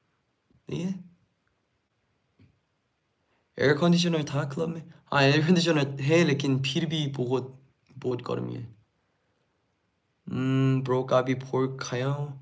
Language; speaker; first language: Hindi; non-native, learner; Korean